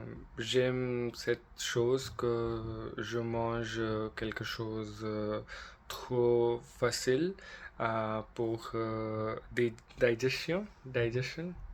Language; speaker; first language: French; non-native, learner; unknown